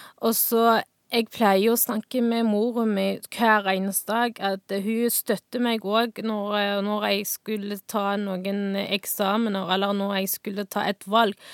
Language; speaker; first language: Norwegian; non-native, fluent; Uyghur